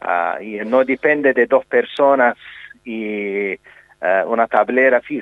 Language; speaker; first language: Spanish; non-native, fluent; Azerbaijani